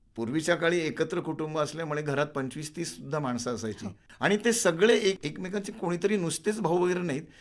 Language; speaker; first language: Marathi; native; Marathi